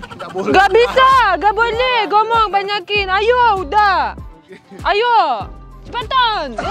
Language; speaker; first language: Indonesian; non-native, learner; Russian